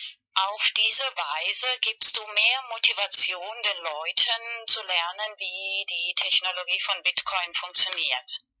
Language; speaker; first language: German; non-native, learner; Spanish